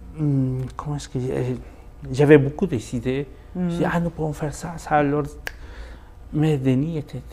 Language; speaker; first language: French; non-native, fluent; Spanish